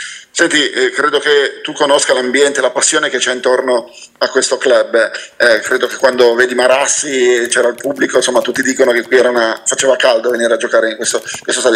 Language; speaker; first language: Italian; native; Italian